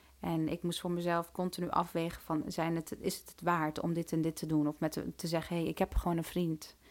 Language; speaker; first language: Dutch; early bilingual, other home language; Turkish